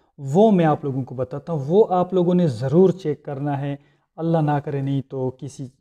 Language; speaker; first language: Urdu; non-native, local second language; Punjabi